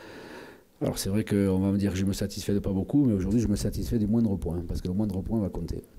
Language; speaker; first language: French; native; French